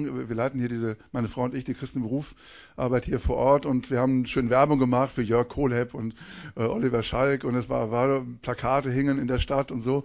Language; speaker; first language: German; native; German